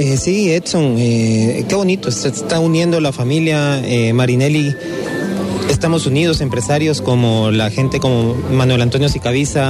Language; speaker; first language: Spanish; native; Spanish